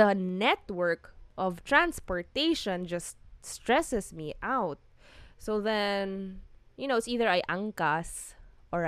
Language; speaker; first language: English; non-native, local second language; Cebuano